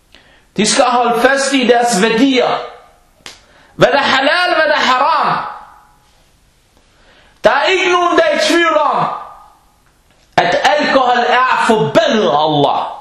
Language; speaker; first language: Danish; non-native, local second language; Arabic